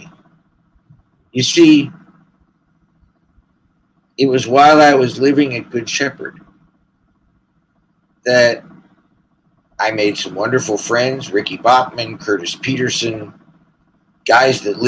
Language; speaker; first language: English; native; English